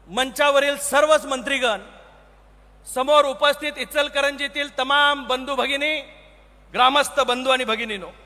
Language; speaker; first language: Hindi; non-native, local second language; Marathi